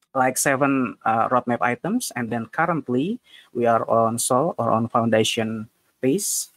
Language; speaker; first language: English; non-native, fluent; Indonesian